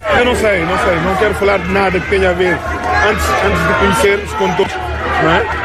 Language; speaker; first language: Portuguese; non-native, local second language; Upper Guinea Crioulo